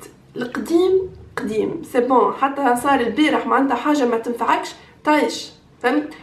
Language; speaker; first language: Arabic; native; Arabic